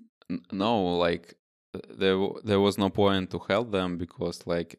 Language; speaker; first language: English; non-native, fluent; Russian